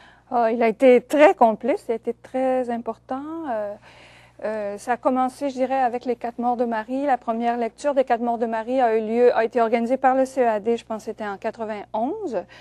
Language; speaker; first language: French; native; French